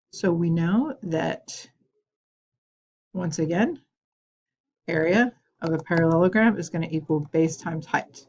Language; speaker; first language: English; native; English